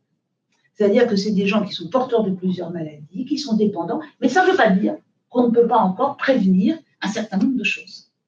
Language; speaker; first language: French; native; French